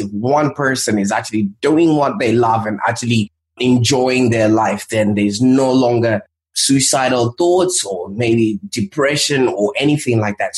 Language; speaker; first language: English; non-native, local second language; Shona